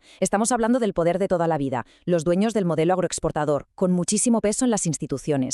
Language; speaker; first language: Spanish; native; Spanish